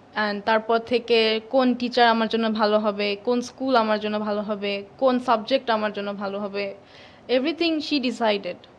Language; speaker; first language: Bangla; early bilingual, heritage; Bangla